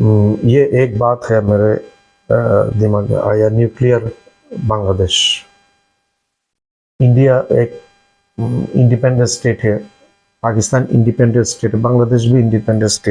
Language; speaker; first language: Hindi; non-native, learner; Bangla